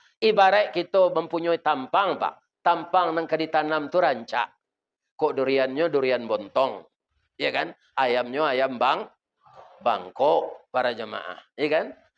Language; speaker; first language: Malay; non-native, local second language; Minangkabau